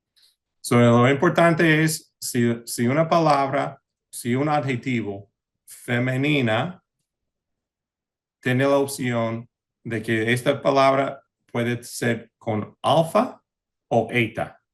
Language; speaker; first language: Spanish; early bilingual, heritage; English